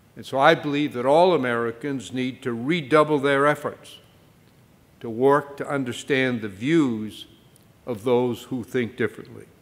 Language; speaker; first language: English; native; English